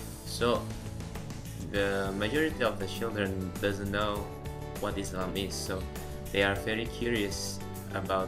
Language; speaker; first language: English; non-native, local second language; Indonesian